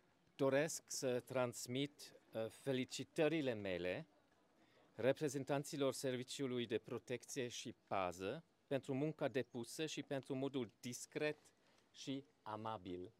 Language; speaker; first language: Romanian; non-native, fluent; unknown